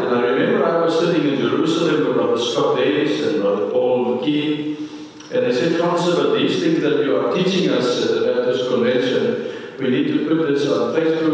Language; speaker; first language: English; non-native, local second language; Afrikaans